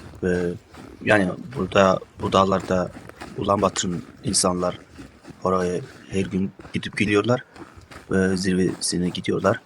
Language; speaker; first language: Turkish; non-native, fluent; Mongolian